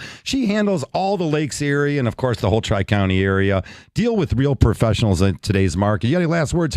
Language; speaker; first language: English; native; English